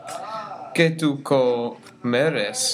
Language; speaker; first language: Spanish; non-native, learner; English